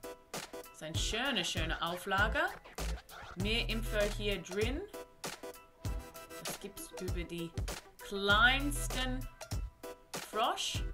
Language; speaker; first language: German; non-native, learner; English